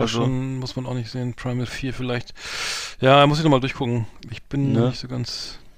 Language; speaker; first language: German; native; German